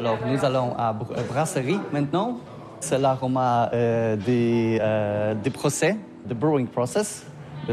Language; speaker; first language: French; non-native, learner; Polish